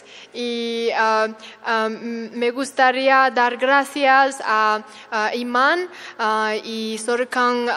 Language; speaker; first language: Spanish; non-native, learner; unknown